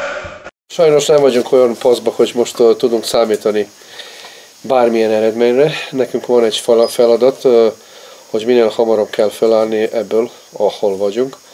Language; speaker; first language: Hungarian; non-native, fluent; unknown